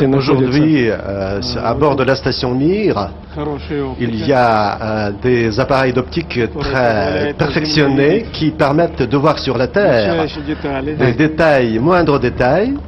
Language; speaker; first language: French; non-native, fluent; Russian